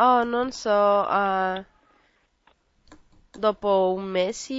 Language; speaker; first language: Italian; non-native, learner; Spanish